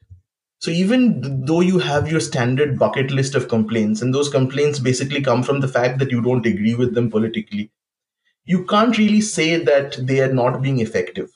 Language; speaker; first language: English; non-native, local second language; Bangla